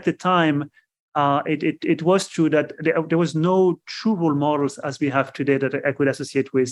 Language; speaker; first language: English; non-native, fluent; French